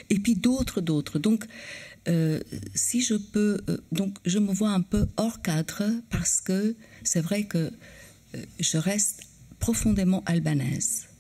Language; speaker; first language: French; non-native, fluent; Albanian